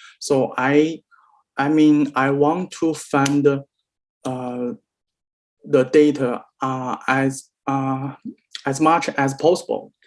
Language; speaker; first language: English; non-native, learner; Chinese